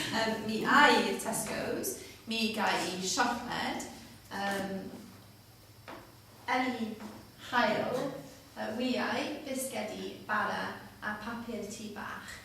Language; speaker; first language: Welsh; non-native, learner; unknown